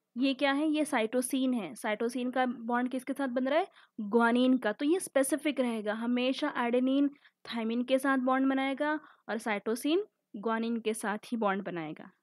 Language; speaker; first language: Hindi; native; Hindi